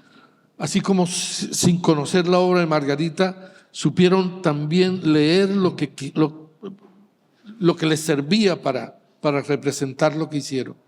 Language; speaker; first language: Spanish; native; Spanish